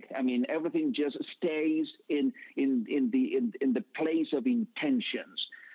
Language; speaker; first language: English; non-native, fluent; Spanish